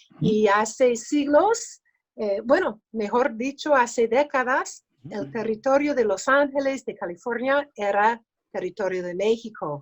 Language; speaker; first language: Spanish; early bilingual, other home language; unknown